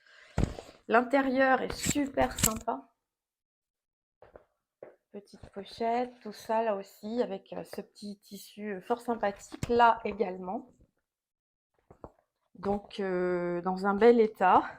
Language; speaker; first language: French; native; French